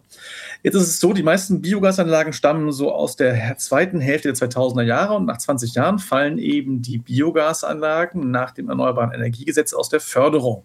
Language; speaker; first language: German; native; German